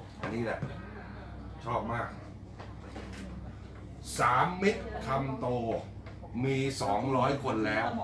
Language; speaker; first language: Thai; native; Thai